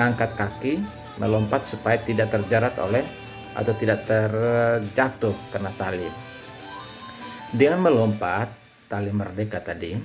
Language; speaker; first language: Indonesian; native; Indonesian